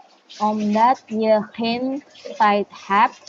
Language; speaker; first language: Dutch; non-native, learner; Indonesian